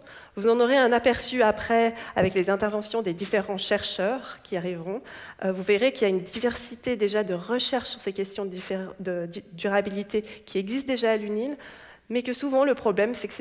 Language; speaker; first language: French; native; French